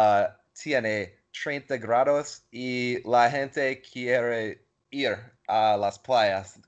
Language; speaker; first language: Spanish; non-native, learner; English